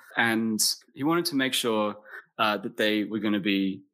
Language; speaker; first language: English; native; English